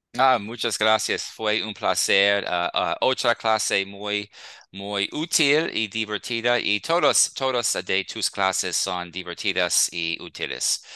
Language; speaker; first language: Spanish; non-native, fluent; English